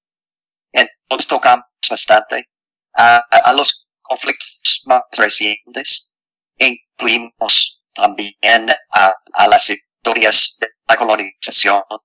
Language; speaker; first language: Spanish; non-native, fluent; English